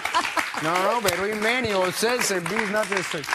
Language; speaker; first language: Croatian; non-native, learner; Spanish